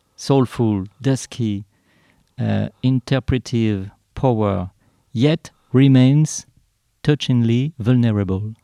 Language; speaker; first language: English; non-native, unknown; French